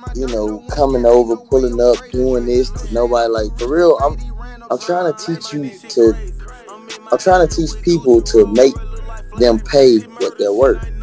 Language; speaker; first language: English; native; English